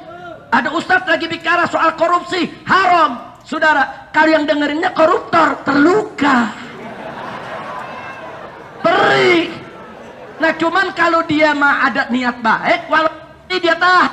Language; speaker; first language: Indonesian; native; Indonesian